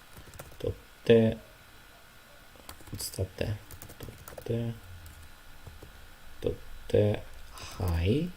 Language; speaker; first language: Japanese; non-native, learner; Ukrainian